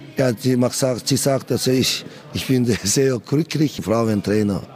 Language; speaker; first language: German; non-native, learner; Korean